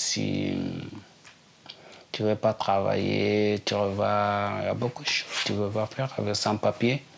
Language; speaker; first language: French; non-native, learner; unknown